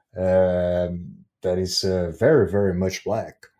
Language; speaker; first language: English; non-native, fluent; Portuguese